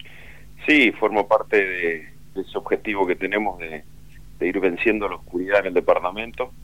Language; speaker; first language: Spanish; native; Spanish